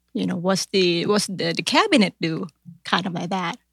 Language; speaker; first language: English; non-native, fluent; Thai